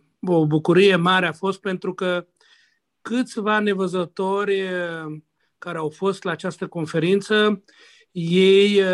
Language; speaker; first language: Romanian; non-native, local second language; Hungarian